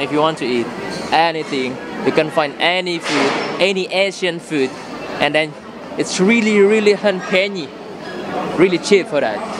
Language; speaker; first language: English; non-native, learner; Indonesian